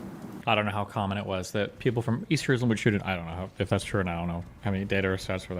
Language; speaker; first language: English; native; English